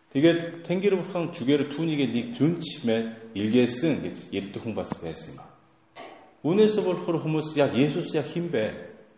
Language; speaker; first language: Mongolian; non-native, fluent; Korean